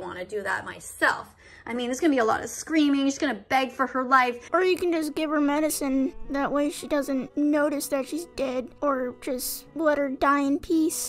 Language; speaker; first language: English; native; English